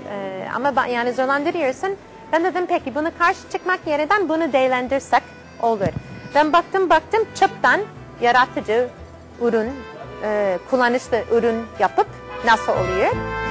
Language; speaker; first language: Turkish; non-native, fluent; English